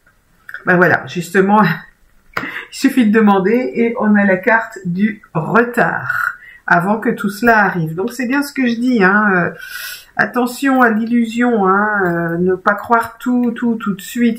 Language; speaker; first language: French; native; French